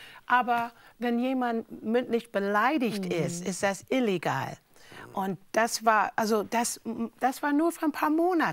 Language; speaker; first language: German; non-native, fluent; English